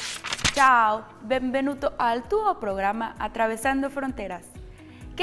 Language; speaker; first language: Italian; non-native, learner; Spanish